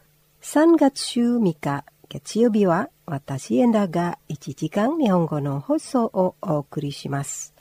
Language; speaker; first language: Japanese; non-native, fluent; Indonesian